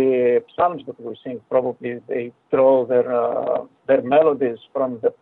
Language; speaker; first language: English; non-native, fluent; Greek